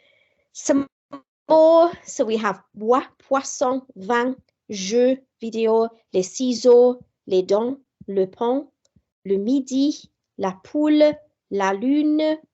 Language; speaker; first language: French; non-native, fluent; English